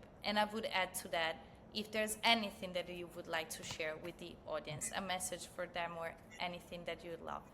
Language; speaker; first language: English; non-native, fluent; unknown